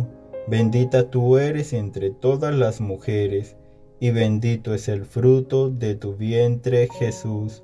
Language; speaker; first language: Spanish; native; Spanish